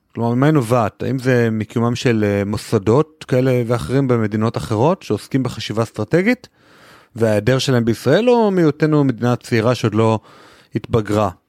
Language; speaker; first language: Hebrew; native; Hebrew